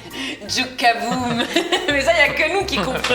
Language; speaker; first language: French; native; French